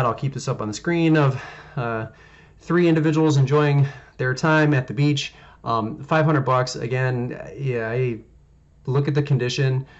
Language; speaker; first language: English; native; English